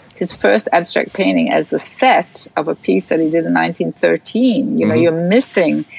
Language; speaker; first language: English; native; English